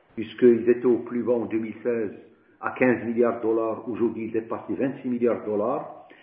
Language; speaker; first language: French; non-native, local second language; Arabic